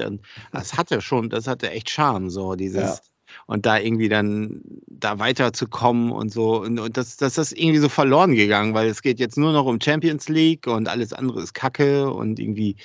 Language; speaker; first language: German; native; German